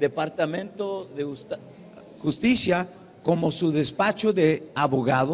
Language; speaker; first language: Spanish; early bilingual, heritage; English